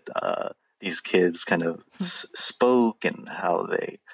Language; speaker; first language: English; native; English